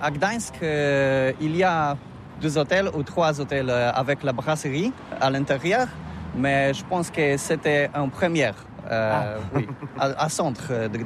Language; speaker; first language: French; non-native, learner; Polish